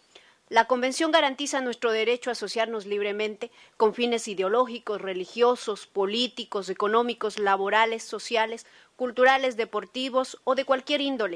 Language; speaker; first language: Spanish; native; Spanish